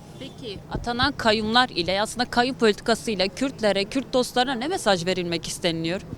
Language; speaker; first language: Turkish; native; Turkish